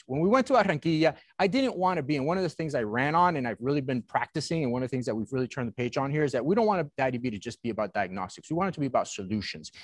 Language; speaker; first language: English; native; English